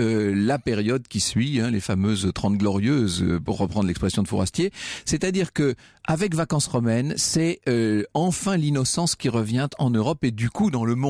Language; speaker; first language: French; native; French